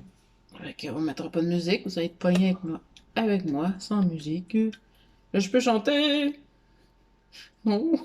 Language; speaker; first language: French; native; French